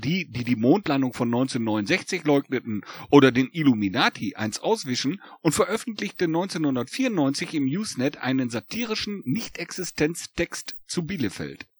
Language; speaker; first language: German; native; German